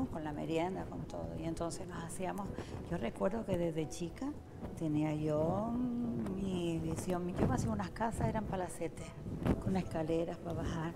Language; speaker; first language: Spanish; native; Spanish